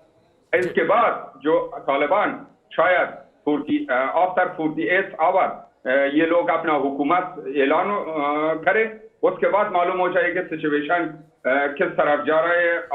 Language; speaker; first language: Hindi; non-native, learner; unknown